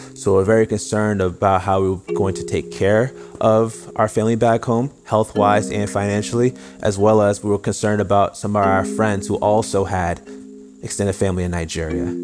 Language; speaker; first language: English; early bilingual, other home language; Yoruba